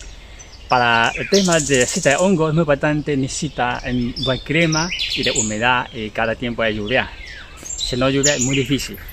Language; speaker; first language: Spanish; non-native, learner; Chinese